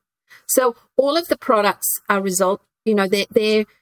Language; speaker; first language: English; native; English